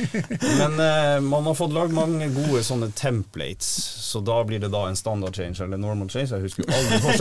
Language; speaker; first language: Norwegian; native; Norwegian